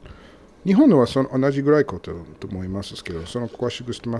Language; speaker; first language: Japanese; non-native, learner; English